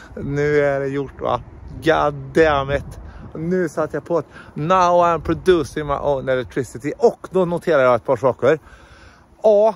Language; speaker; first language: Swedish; native; Swedish